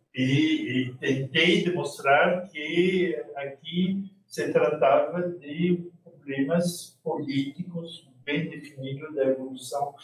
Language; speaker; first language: Portuguese; non-native, fluent; French